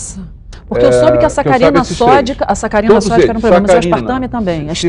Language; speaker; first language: Portuguese; native; Portuguese